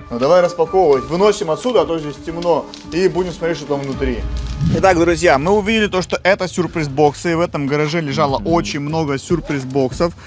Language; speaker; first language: Russian; native; Russian